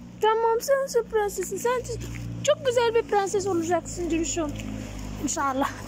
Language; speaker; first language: Turkish; non-native, learner; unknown